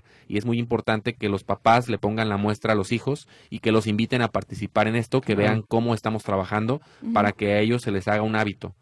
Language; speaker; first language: Spanish; native; Spanish